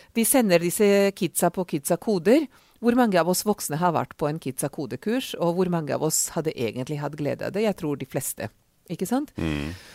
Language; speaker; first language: Norwegian; non-native, fluent; Hungarian